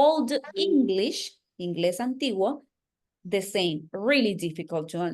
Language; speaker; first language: English; non-native, fluent; Spanish